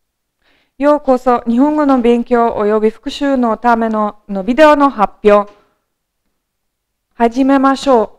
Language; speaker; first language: Japanese; non-native, fluent; Slovenian